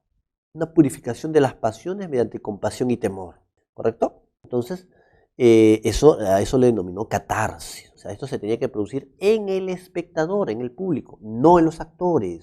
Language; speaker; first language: Spanish; native; Spanish